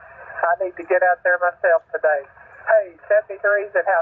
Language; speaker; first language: English; native; English